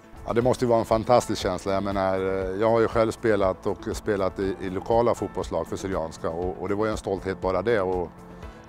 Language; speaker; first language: Swedish; early bilingual, other home language; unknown